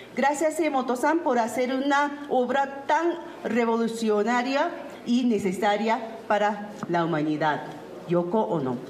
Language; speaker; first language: Spanish; non-native, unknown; Japanese